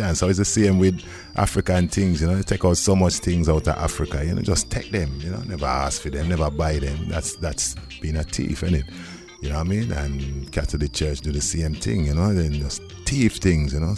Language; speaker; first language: English; native; English